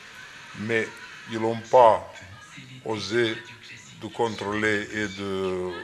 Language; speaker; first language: French; non-native, fluent; Romanian